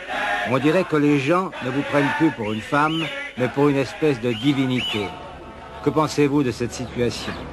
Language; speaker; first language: French; native; French